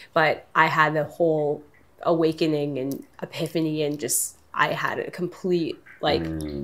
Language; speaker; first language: English; native; English